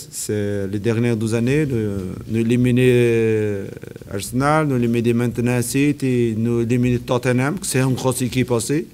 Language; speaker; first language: French; non-native, learner; Portuguese